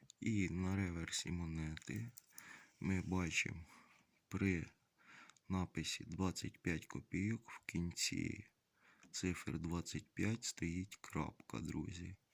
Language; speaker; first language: Ukrainian; native; Ukrainian